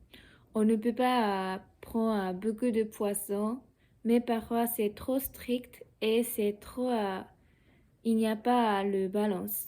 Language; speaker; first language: French; non-native, learner; Japanese